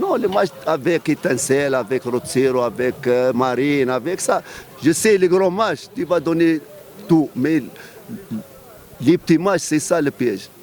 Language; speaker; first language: French; non-native, local second language; Arabic